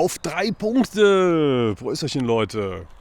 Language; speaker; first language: German; native; German